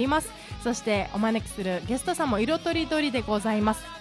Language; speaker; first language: Japanese; native; Japanese